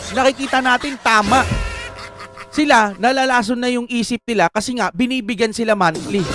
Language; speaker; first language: Filipino; native; Filipino